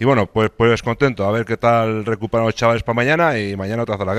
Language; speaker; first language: Spanish; native; Spanish